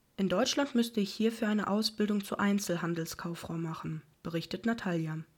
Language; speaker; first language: German; native; German